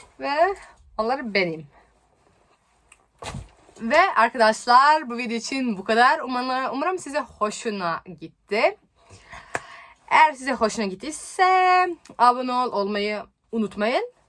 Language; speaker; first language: Turkish; non-native, learner; Serbian